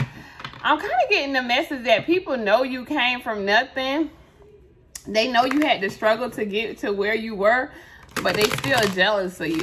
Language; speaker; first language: English; native; English